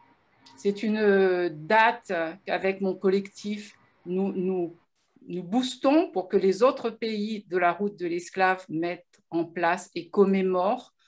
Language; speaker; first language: French; native; French